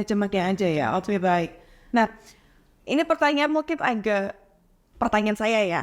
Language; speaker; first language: Indonesian; native; Indonesian